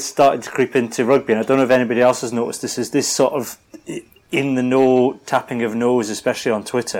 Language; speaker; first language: English; native; English